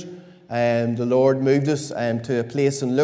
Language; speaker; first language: English; native; English